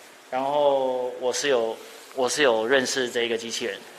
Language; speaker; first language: Chinese; early bilingual, heritage; Chinese